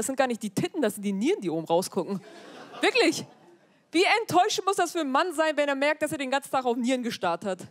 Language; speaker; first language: German; early bilingual, other home language; Turkish